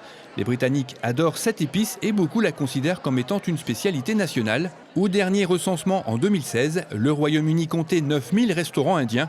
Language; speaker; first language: French; native; French